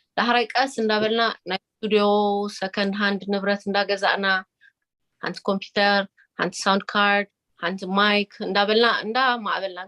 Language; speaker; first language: Tigrinya; early bilingual, heritage; Tigrinya